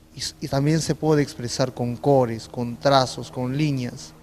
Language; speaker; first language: Portuguese; non-native, fluent; Spanish